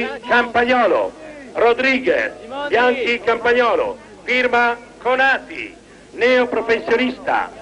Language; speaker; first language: Italian; native; Italian